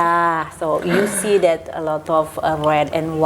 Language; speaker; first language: English; non-native, fluent; Indonesian